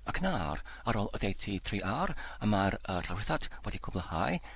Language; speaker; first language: Welsh; non-native, learner; Polish